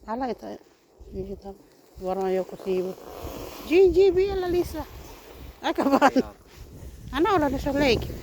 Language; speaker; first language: Finnish; non-native, learner; Cebuano